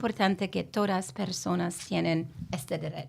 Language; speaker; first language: Spanish; non-native, learner; English